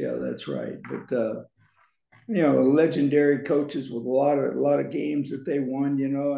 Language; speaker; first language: English; native; English